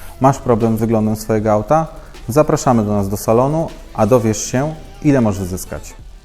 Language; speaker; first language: Polish; native; Polish